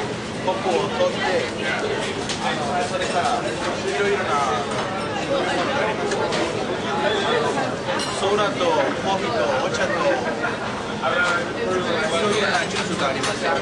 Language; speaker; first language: Japanese; non-native, learner; English